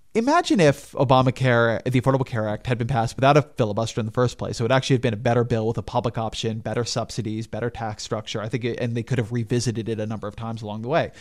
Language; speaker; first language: English; native; English